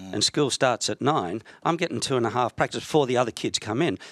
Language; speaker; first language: English; native; English